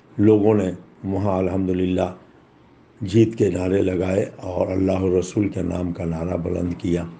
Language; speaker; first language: Urdu; native; Urdu